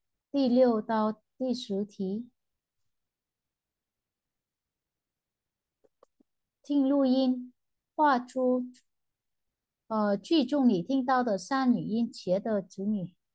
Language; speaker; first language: Chinese; non-native, fluent; Vietnamese